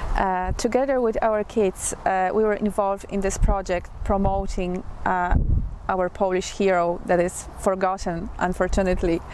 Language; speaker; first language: English; non-native, fluent; Polish